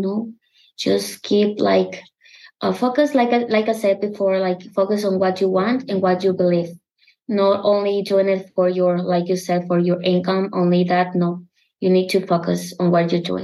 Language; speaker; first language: English; non-native, learner; Spanish